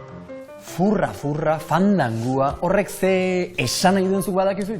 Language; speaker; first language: Basque; native; Basque